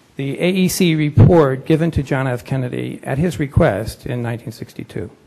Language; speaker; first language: English; native; English